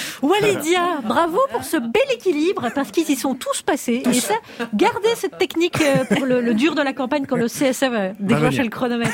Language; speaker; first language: French; native; French